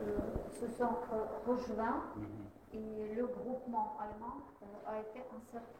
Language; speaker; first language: French; non-native, fluent; Russian